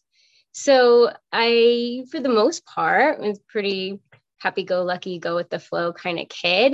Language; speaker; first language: English; native; English